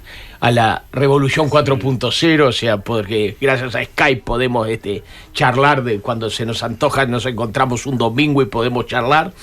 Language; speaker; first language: Spanish; native; Spanish